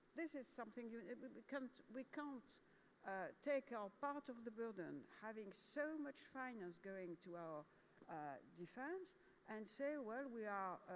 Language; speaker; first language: English; non-native, fluent; French